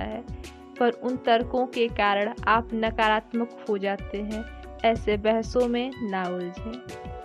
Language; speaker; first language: Hindi; native; Hindi